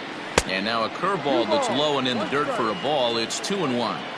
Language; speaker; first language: English; native; English